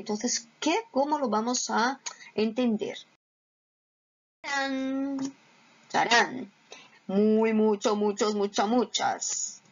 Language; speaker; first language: Spanish; non-native, fluent; Portuguese